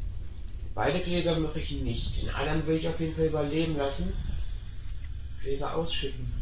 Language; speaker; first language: German; native; German